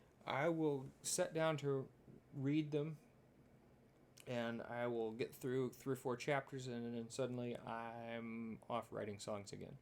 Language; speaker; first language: English; native; English